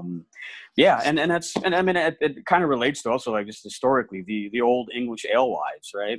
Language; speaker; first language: English; native; English